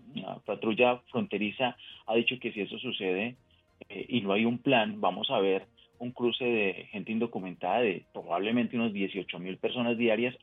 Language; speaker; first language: Spanish; native; Spanish